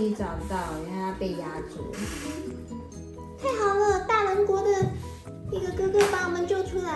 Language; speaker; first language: Chinese; native; Chinese